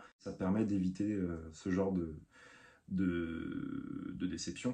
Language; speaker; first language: French; native; French